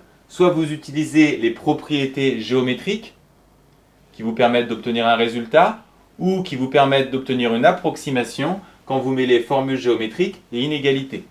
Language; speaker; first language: French; native; French